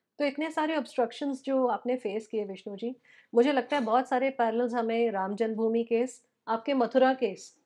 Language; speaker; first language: Hindi; native; Hindi